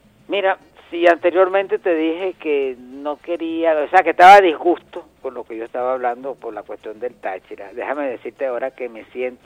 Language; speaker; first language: Spanish; native; Spanish